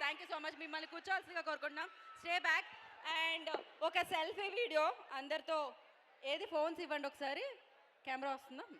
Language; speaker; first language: Telugu; native; Telugu